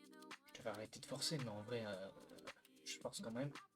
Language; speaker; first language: French; native; French